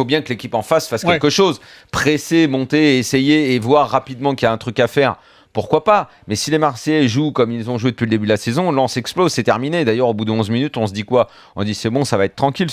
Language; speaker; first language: French; native; French